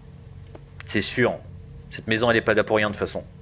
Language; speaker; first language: French; native; French